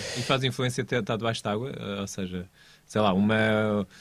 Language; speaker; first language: Portuguese; native; Portuguese